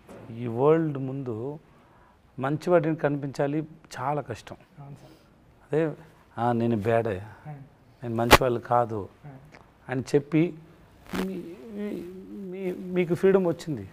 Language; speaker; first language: Telugu; non-native, learner; Tamil